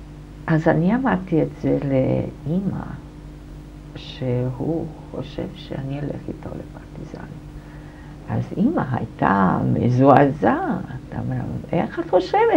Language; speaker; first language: Hebrew; non-native, fluent; German